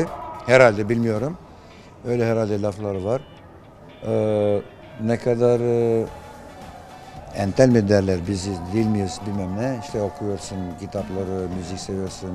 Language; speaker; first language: Turkish; non-native, fluent; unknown